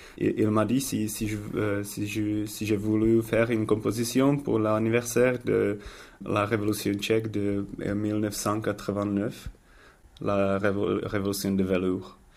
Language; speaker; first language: French; non-native, learner; Czech